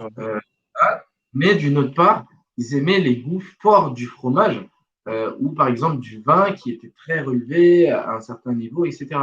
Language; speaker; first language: French; non-native, local second language; Wolof